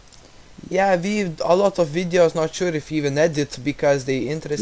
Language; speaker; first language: English; non-native, learner; Russian